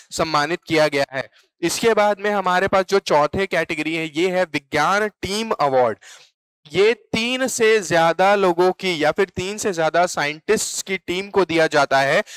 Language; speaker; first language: Hindi; native; Hindi